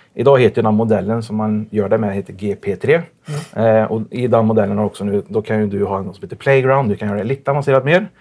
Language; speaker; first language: Swedish; native; Swedish